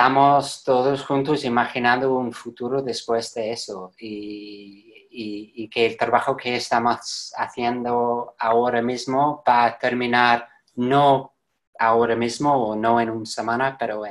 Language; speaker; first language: Spanish; non-native, fluent; English